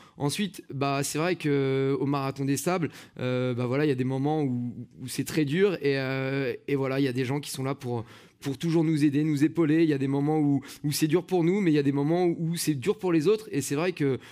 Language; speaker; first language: French; native; French